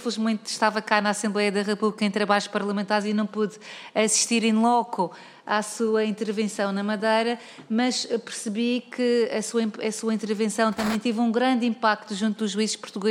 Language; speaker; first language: Portuguese; native; Portuguese